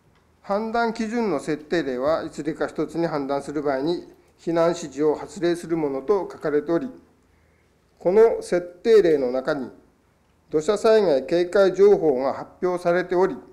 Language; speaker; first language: Japanese; native; Japanese